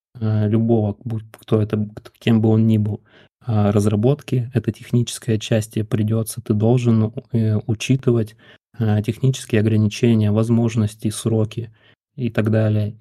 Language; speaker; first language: Russian; native; Russian